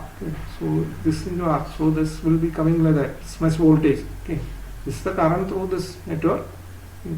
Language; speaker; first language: English; non-native, local second language; Malayalam